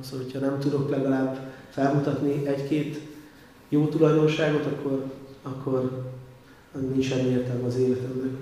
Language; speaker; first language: Hungarian; native; Hungarian